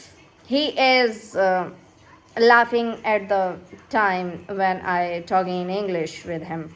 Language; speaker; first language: English; non-native, learner; Hindi